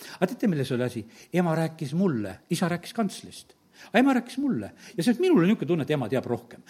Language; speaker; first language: Estonian; native; Estonian